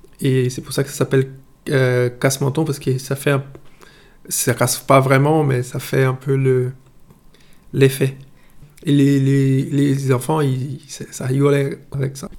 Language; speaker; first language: French; non-native, fluent; Portuguese